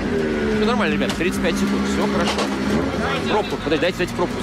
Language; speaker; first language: Russian; native; Russian